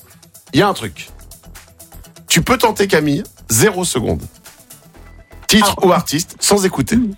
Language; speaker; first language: French; native; French